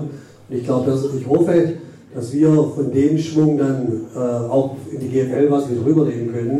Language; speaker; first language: German; native; German